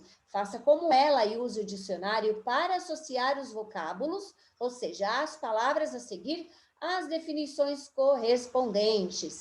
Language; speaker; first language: Portuguese; native; Portuguese